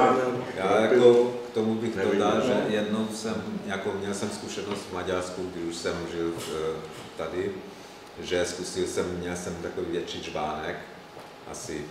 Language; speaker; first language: Czech; non-native, fluent; Hungarian